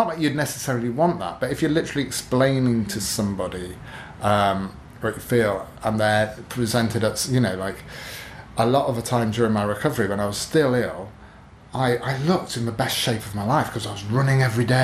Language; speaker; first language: English; native; English